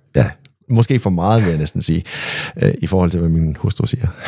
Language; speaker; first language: Danish; native; Danish